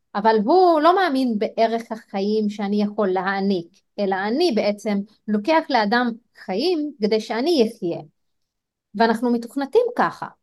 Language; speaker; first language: Hebrew; non-native, local second language; Arabic